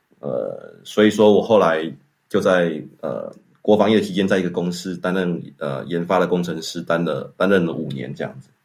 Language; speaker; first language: Chinese; native; Chinese